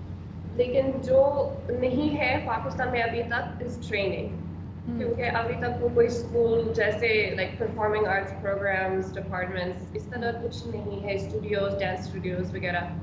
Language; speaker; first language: Hindi; non-native, learner; English